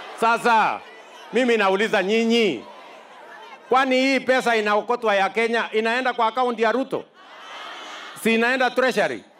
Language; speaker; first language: Swahili; non-native, local second language; Kalenjin